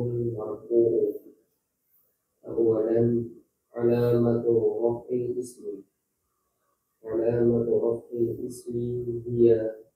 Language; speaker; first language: Arabic; non-native, learner; Indonesian